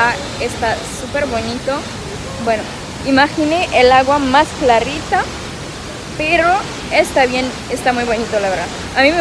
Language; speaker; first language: Spanish; non-native, fluent; French